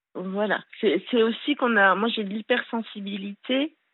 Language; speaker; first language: French; native; French